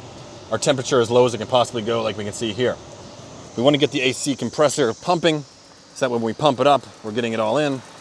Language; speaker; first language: English; native; English